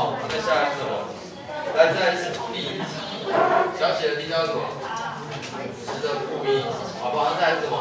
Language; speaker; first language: Chinese; native; Chinese